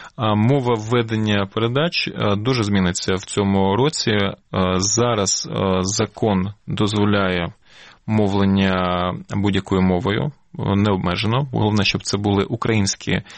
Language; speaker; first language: Ukrainian; non-native, local second language; Russian